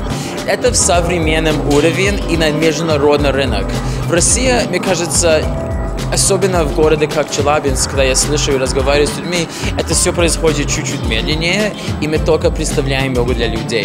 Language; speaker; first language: Russian; non-native, learner; English